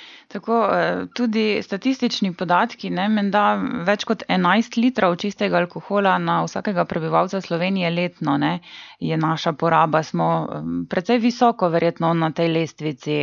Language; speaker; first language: Slovenian; native; Slovenian